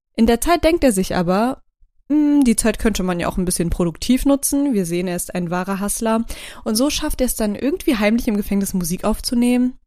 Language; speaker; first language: German; early bilingual, other home language; Turkish